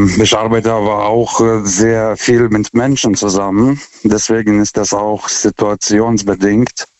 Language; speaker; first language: German; non-native, fluent; Russian